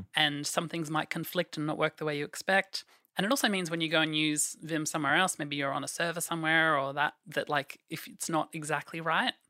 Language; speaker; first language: English; native; English